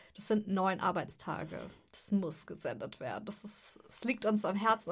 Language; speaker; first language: German; native; German